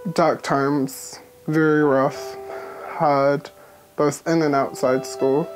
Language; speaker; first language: English; native; English